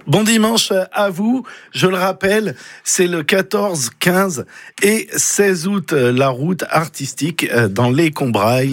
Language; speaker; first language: French; native; French